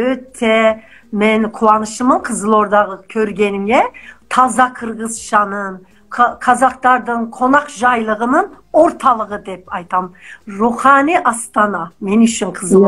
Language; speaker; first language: Kazakh; non-native, fluent; Turkish